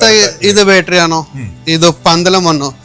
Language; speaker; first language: Malayalam; non-native, learner; Hindi